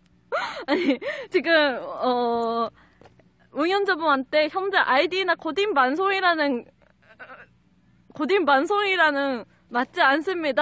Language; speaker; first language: Korean; non-native, fluent; Japanese